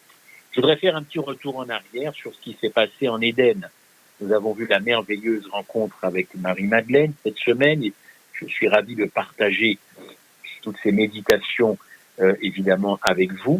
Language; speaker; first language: French; native; French